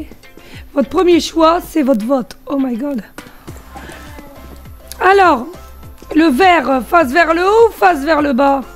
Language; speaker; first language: French; native; French